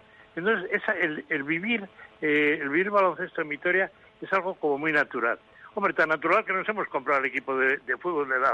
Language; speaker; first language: Spanish; native; Spanish